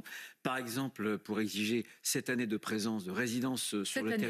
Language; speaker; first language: French; native; French